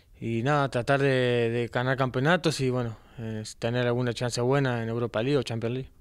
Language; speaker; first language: Spanish; native; Spanish